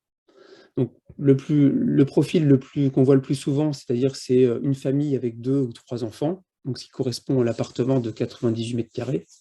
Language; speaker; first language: French; native; French